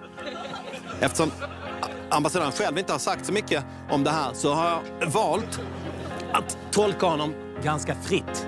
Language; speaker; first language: Swedish; native; Swedish